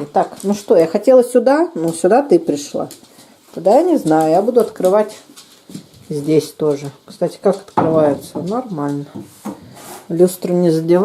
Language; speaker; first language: Russian; native; Russian